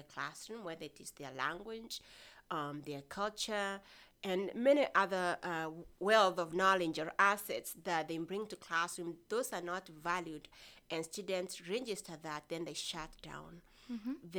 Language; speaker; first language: English; non-native, local second language; Meru